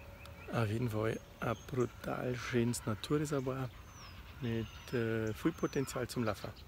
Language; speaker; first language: German; native; German